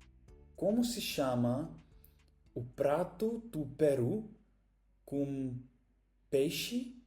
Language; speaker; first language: Portuguese; non-native, learner; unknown